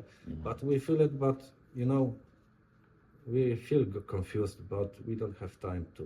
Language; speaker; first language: English; non-native, learner; Polish